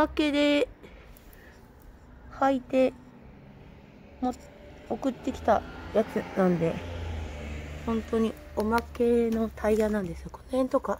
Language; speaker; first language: Japanese; native; Japanese